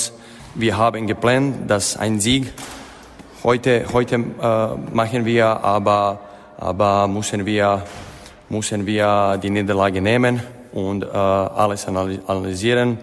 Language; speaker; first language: German; non-native, fluent; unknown